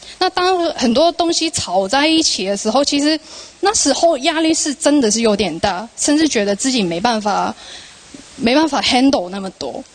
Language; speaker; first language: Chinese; non-native, local second language; Cantonese